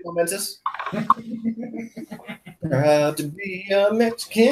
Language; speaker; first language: English; native; English